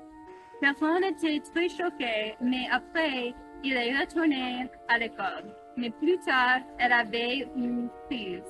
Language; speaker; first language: French; non-native, learner; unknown